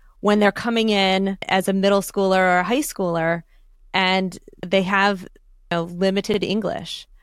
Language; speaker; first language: English; native; English